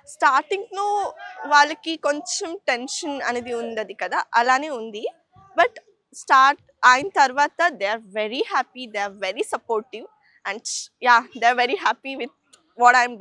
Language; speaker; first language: Telugu; non-native, learner; Kannada